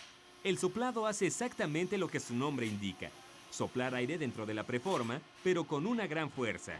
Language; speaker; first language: Spanish; native; Spanish